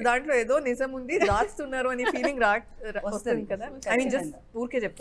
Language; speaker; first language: Telugu; non-native, fluent; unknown